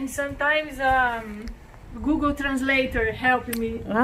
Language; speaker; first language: English; non-native, learner; Portuguese